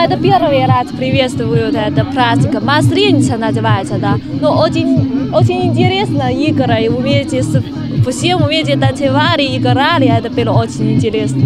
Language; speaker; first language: Russian; non-native, learner; Chinese